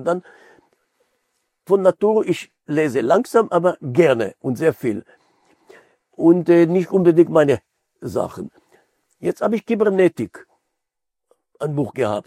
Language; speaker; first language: German; non-native, fluent; Hebrew